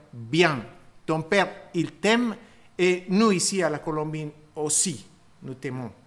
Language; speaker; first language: French; non-native, learner; Spanish